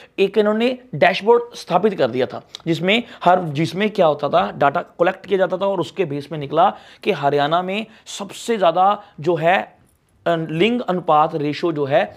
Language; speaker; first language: Hindi; non-native, local second language; Punjabi